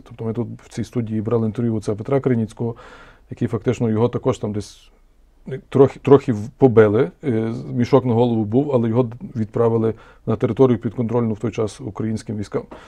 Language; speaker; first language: Ukrainian; native; Ukrainian